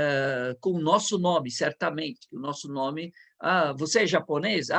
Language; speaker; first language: Portuguese; non-native, fluent; Arabic